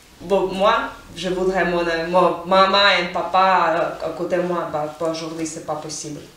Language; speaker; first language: French; non-native, learner; Ukrainian